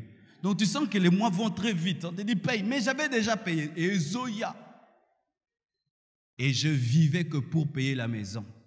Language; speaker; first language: French; non-native, local second language; Lingala